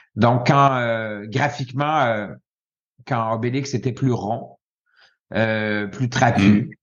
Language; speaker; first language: French; native; French